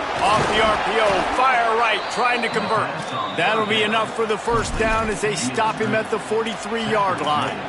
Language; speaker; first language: English; native; English